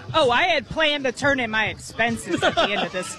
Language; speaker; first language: English; native; English